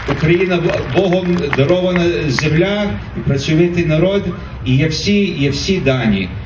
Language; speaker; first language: Ukrainian; early bilingual, heritage; Ukrainian